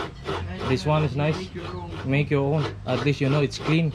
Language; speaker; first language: English; non-native, learner; Filipino